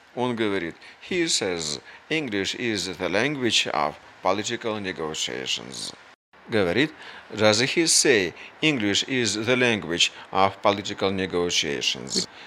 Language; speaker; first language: English; non-native, fluent; Russian